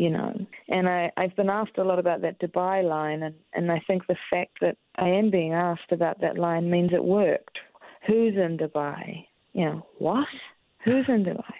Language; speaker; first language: English; native; English